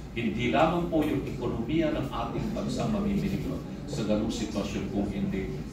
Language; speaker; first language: Filipino; non-native, local second language; Iloko